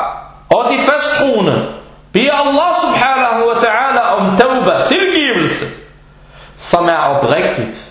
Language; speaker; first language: Danish; non-native, fluent; Arabic